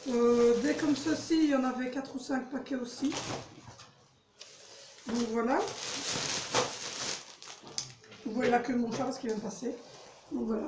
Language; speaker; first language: French; native; French